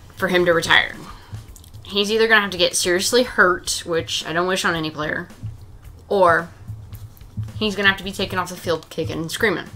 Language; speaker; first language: English; native; English